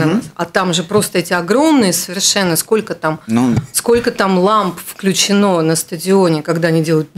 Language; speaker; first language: Russian; native; Russian